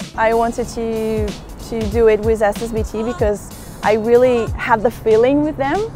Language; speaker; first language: English; non-native, fluent; Portuguese